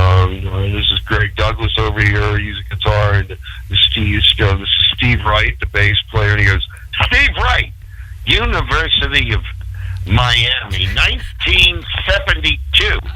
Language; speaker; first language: English; native; English